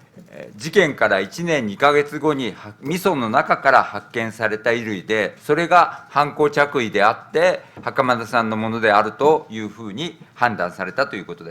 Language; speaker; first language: Japanese; native; Japanese